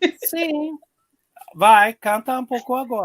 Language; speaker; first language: Portuguese; non-native, learner; English